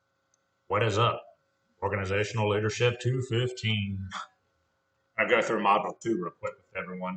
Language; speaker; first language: English; native; English